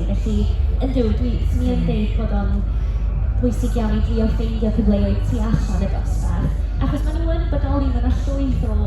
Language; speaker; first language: Welsh; non-native, local second language; English